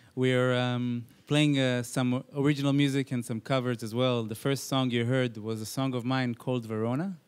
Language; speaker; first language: English; non-native, fluent; Hebrew